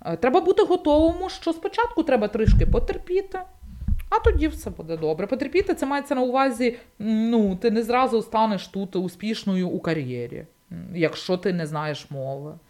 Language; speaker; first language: Ukrainian; native; Ukrainian